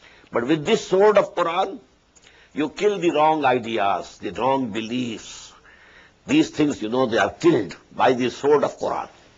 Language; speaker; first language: English; non-native, local second language; Urdu